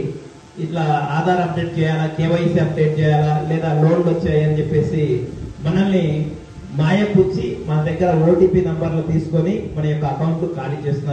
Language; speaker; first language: Telugu; native; Telugu